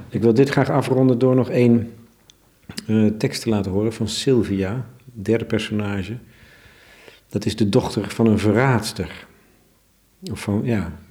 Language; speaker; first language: Dutch; native; Dutch